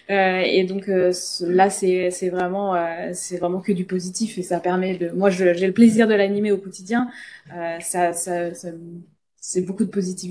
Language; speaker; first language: French; native; French